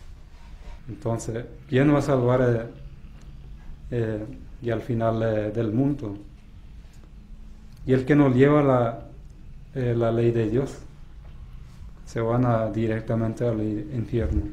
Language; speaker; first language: Spanish; non-native, local second language; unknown